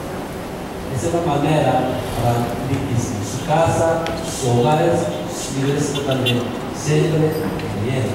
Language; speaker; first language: Spanish; non-native, learner; Korean